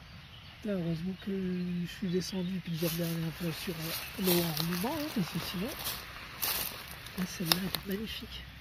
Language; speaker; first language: French; native; French